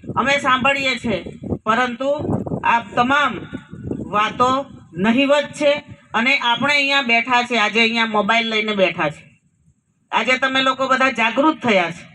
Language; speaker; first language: Gujarati; non-native, local second language; Rathawi